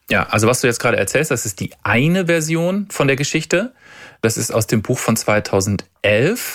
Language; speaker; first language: German; native; German